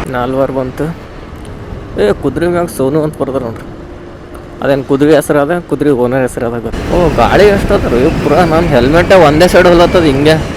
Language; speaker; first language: Kannada; native; Kannada